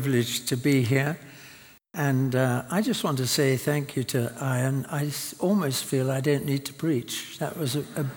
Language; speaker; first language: English; native; English